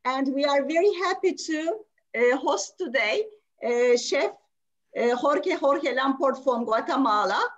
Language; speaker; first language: English; non-native, fluent; Turkish